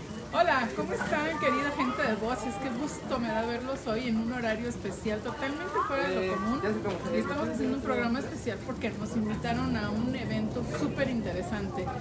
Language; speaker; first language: Spanish; native; Spanish